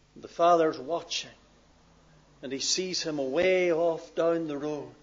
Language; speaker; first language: English; native; English